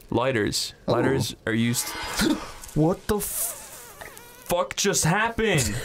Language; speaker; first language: English; native; English